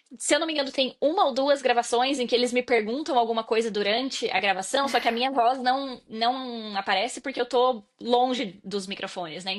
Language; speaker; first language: Portuguese; native; Portuguese